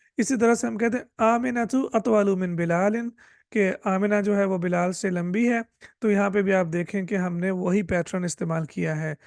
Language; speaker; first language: Urdu; native; Urdu